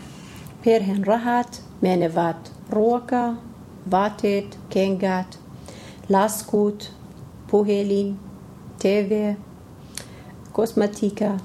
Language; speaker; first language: Finnish; non-native, learner; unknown